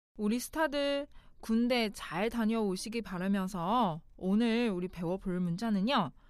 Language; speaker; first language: Korean; non-native, fluent; Chinese